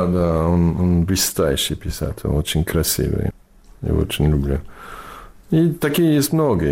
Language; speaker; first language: Russian; non-native, fluent; English